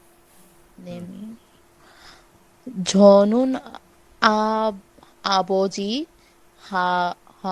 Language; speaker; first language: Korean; non-native, learner; Bangla